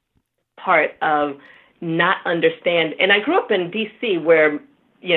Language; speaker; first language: English; native; English